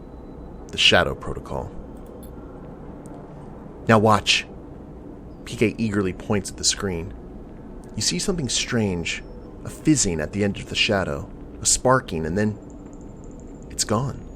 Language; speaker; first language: English; native; English